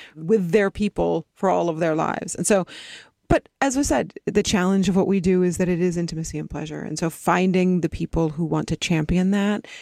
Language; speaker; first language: English; native; English